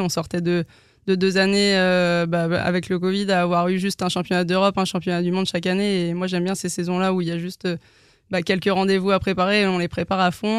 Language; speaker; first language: French; native; French